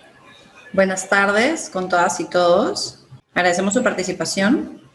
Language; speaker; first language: Spanish; native; Spanish